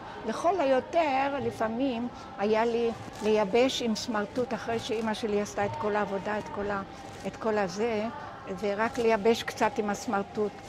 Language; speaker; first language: Hebrew; non-native, local second language; Ladino